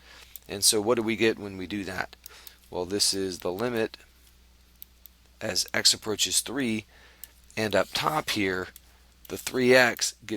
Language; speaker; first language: English; native; English